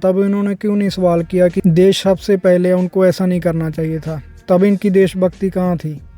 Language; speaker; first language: Hindi; non-native, local second language; Punjabi